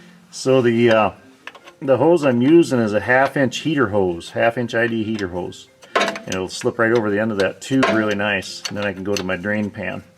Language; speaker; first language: English; native; English